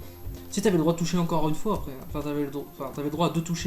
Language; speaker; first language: French; native; French